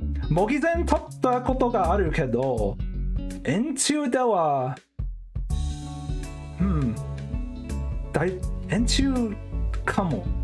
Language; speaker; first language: Japanese; non-native, learner; Cantonese